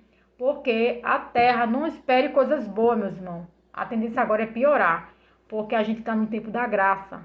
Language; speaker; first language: Portuguese; native; Portuguese